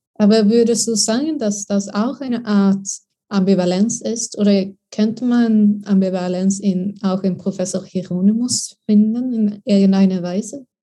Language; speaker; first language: German; non-native, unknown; Swedish